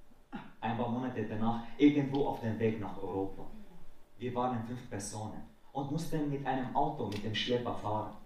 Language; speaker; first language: German; non-native, fluent; Arabic